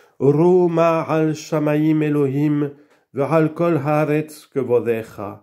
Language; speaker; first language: Hebrew; non-native, learner; French